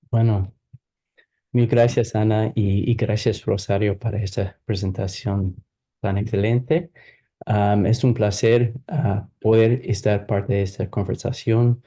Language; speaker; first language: Spanish; non-native, fluent; English